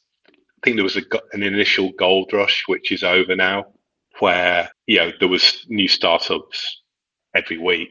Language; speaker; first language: English; native; English